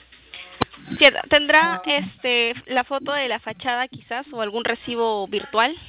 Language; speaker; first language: Spanish; native; Spanish